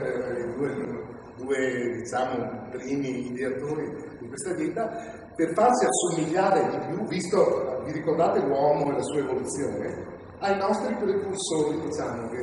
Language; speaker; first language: Italian; native; Italian